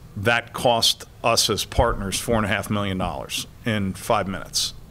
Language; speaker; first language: English; native; English